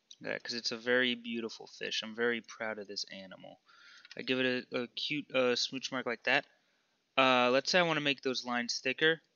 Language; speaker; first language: English; native; English